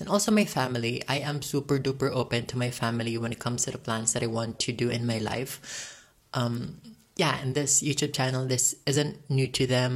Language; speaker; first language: English; non-native, local second language; Cebuano